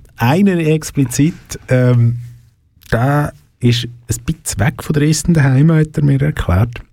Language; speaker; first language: German; native; German